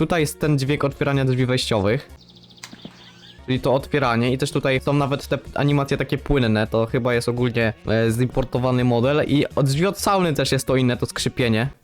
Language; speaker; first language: Polish; native; Polish